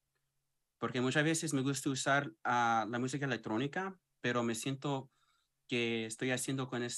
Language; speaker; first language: Spanish; early bilingual, heritage; English